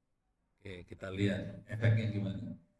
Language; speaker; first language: Indonesian; native; Indonesian